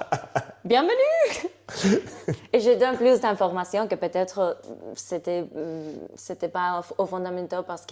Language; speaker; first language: French; non-native, fluent; Spanish